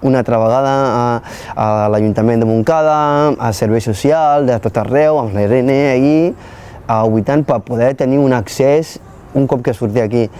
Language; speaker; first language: Catalan; non-native, fluent; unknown